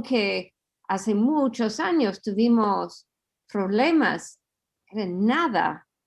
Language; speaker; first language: Spanish; non-native, fluent; English